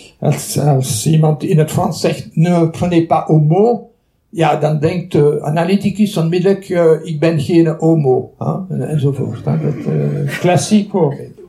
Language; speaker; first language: Dutch; non-native, local second language; French